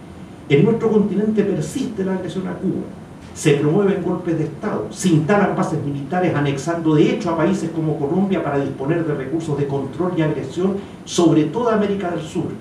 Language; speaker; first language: Spanish; native; Spanish